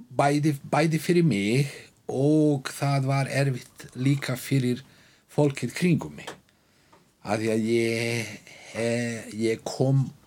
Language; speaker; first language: Icelandic; non-native, fluent; Bosnian